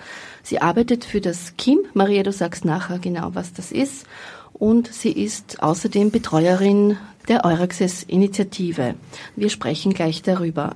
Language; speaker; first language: German; native; German